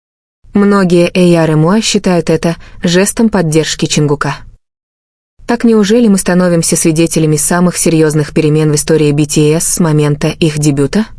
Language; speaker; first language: Russian; native; Russian